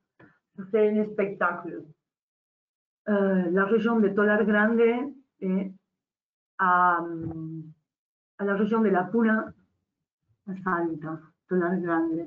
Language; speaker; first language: French; non-native, learner; Spanish